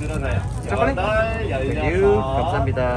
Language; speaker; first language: Korean; native; Korean